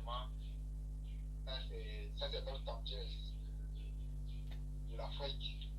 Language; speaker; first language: French; non-native, learner; English